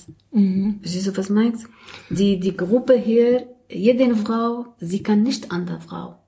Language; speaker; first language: German; non-native, learner; Arabic